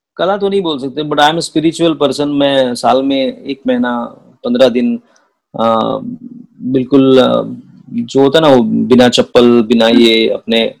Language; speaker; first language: Hindi; non-native, local second language; Marathi